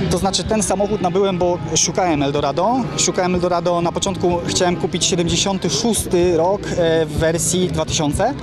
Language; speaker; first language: Polish; native; Polish